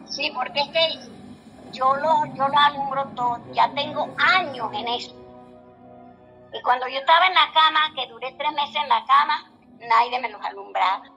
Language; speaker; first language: Spanish; native; Spanish